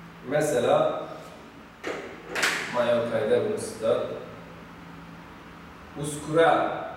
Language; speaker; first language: Turkish; non-native, local second language; Zaza